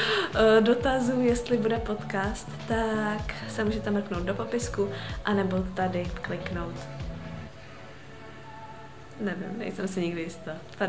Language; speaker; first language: Czech; native; Czech